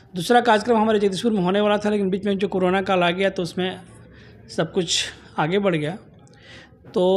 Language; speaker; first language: Hindi; native; Hindi